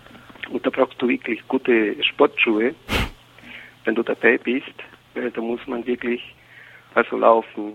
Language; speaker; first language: German; non-native, fluent; Spanish